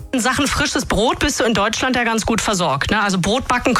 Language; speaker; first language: German; native; German